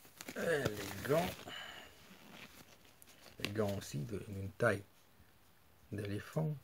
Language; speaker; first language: French; non-native, fluent; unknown